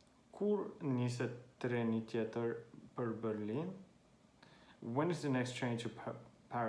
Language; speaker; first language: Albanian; non-native, learner; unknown